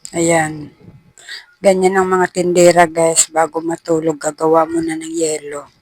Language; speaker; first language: Filipino; non-native, local second language; Cebuano